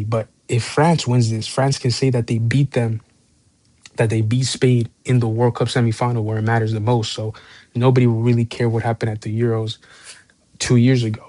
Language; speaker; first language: English; native; English